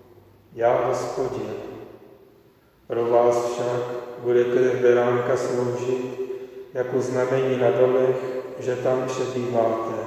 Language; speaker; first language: Czech; native; Czech